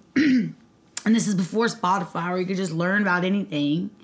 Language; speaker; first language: English; native; English